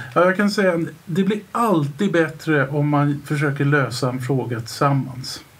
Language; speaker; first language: Swedish; native; Swedish